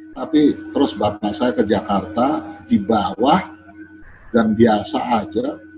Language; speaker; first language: Indonesian; native; Indonesian